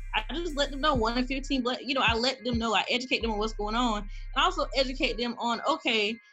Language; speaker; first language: English; native; English